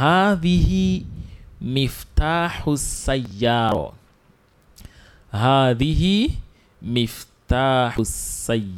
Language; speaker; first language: Arabic; non-native, fluent; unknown